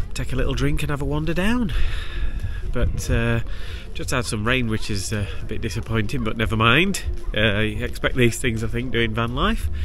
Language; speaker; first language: English; native; English